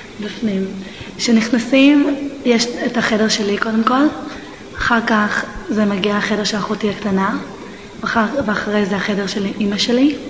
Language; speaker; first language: Hebrew; early bilingual, heritage; Hebrew